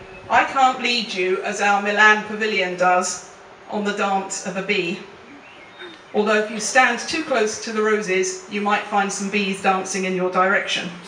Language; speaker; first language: English; native; English